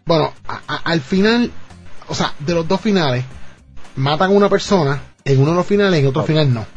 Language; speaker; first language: Spanish; native; Spanish